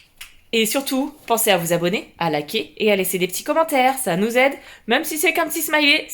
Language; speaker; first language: French; native; French